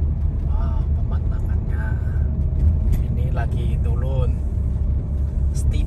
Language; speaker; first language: Indonesian; non-native, fluent; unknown